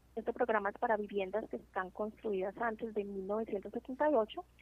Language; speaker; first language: Spanish; native; Spanish